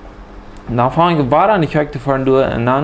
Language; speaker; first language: German; early bilingual, heritage; Plautdietsch